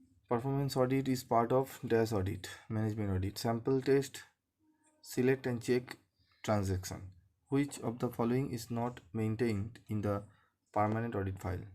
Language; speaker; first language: English; non-native, local second language; Bangla